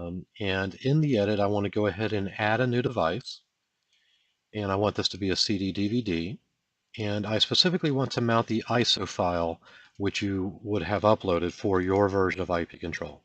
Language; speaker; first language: English; native; English